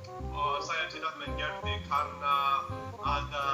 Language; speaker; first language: Indonesian; non-native, learner; English